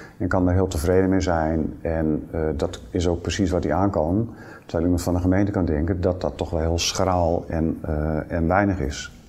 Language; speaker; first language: Dutch; native; Dutch